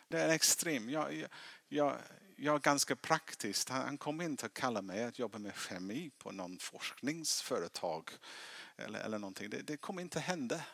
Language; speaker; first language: Swedish; non-native, fluent; English